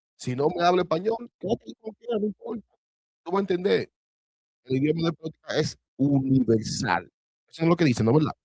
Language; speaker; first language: Spanish; early bilingual, heritage; Spanish